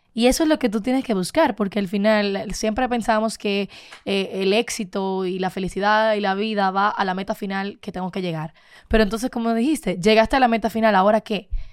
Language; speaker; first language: Spanish; native; Spanish